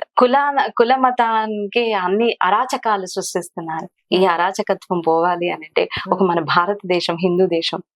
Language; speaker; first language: Telugu; non-native, local second language; Kannada